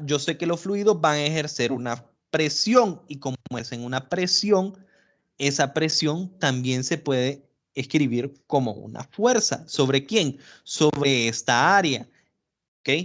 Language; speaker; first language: Spanish; native; Spanish